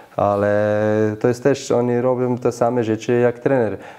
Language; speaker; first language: Polish; non-native, learner; Slovenian